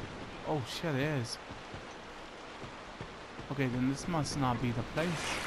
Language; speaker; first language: English; native; English